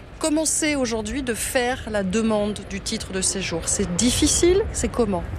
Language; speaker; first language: French; native; French